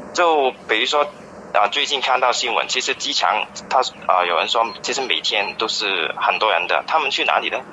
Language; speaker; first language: Chinese; non-native, fluent; Cantonese